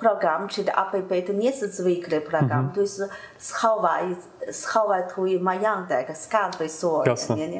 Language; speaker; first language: Polish; non-native, learner; Chinese